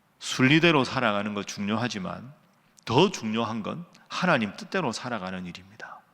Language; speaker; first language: Korean; native; Korean